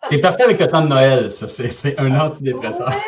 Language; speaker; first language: French; native; French